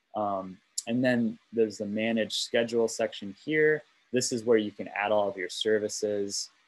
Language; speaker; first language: English; native; English